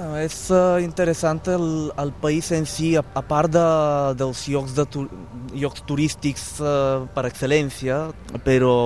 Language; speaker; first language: Catalan; non-native, fluent; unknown